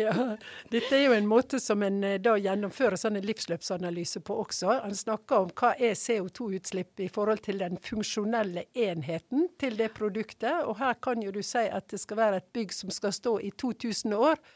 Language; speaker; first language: Norwegian; native; Norwegian